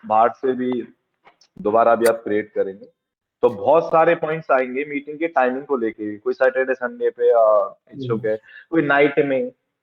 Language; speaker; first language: Hindi; native; Hindi